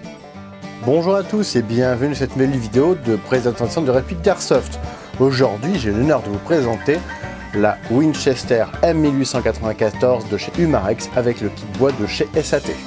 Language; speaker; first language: French; native; French